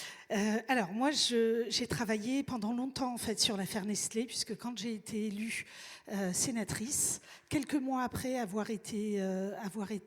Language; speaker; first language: French; native; French